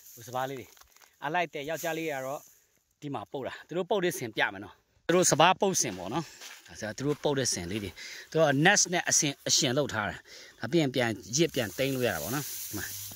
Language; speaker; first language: Burmese; non-native, local second language; Pa'o Karen